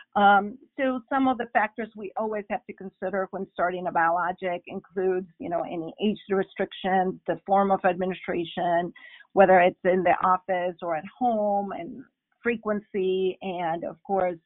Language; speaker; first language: English; non-native, fluent; Spanish